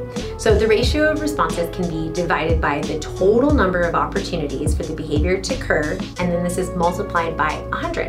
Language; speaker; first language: English; native; English